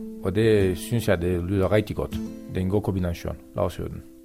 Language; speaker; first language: Danish; non-native, fluent; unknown